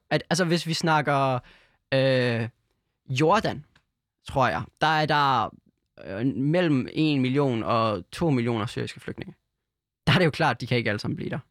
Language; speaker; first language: Danish; native; Danish